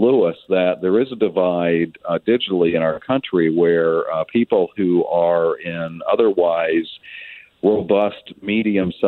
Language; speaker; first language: English; native; English